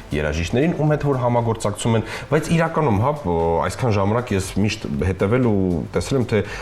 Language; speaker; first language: Armenian; native; Armenian